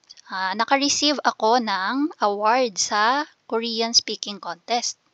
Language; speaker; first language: Filipino; native; Filipino